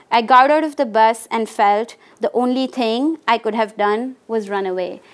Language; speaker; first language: English; non-native, local second language; Hindi